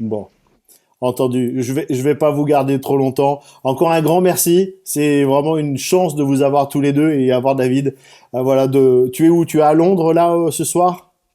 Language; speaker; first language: French; native; French